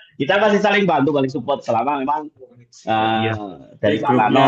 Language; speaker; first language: Indonesian; native; Indonesian